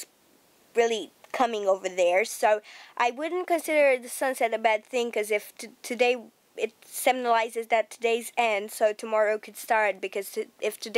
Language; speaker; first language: English; non-native, fluent; Romanian